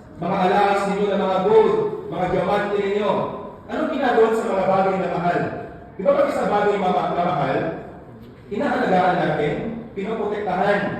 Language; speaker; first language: Filipino; non-native, local second language; Hiligaynon